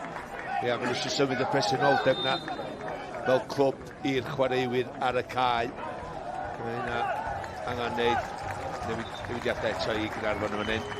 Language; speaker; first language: Welsh; native; Welsh